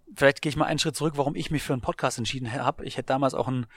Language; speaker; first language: German; native; German